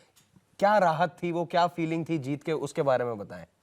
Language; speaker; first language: Hindi; native; Hindi